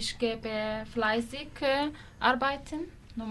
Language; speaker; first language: German; non-native, learner; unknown